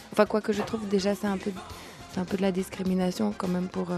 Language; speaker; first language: French; early bilingual, other home language; Lithuanian